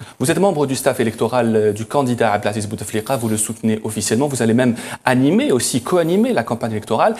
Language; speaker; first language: French; non-native, local second language; Arabic